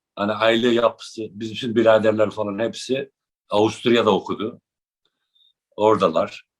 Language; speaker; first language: Turkish; native; Turkish